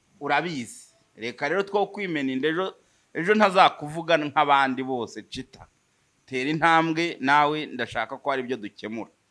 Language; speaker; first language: Kinyarwanda; native; Kinyarwanda